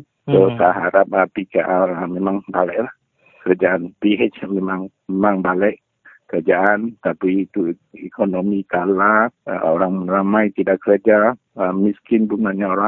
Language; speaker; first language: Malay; non-native, local second language; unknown